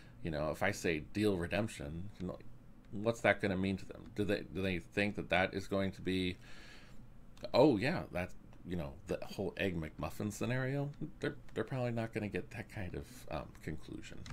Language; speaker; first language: English; native; English